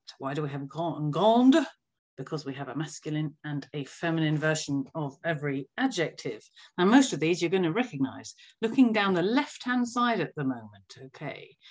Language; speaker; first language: English; native; English